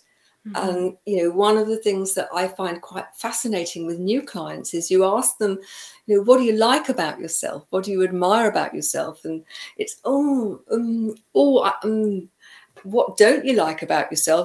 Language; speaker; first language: English; native; English